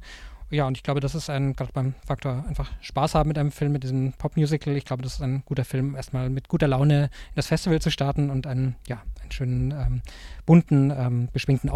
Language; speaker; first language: German; native; German